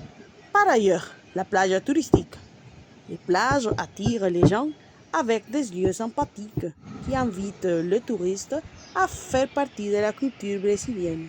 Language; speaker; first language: French; non-native, learner; Spanish